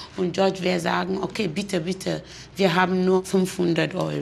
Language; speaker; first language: German; non-native, learner; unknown